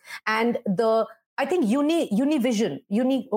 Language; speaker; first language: English; non-native, local second language; Hindi